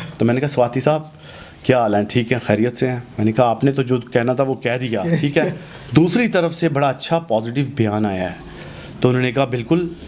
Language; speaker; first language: Urdu; non-native, local second language; Punjabi